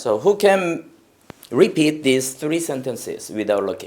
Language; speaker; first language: English; non-native, fluent; Korean